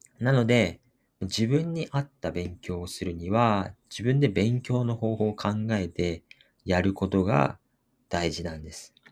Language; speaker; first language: Japanese; native; Japanese